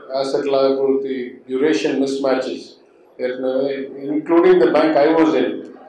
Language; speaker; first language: English; non-native, local second language; Tamil